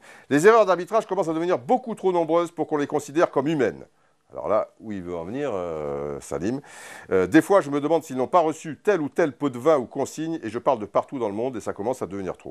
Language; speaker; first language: French; native; French